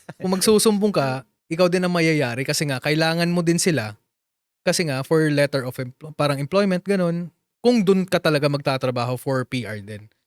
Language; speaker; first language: Filipino; non-native, local second language; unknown